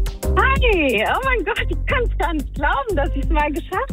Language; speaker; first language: German; native; German